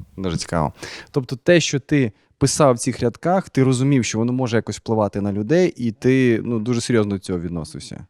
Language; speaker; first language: Ukrainian; native; Ukrainian